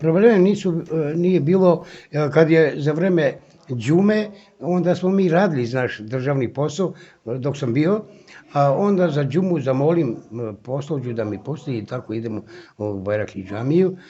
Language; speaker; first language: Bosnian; non-native, local second language; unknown